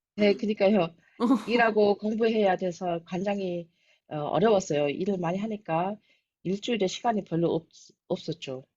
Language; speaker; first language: Korean; early bilingual, heritage; Korean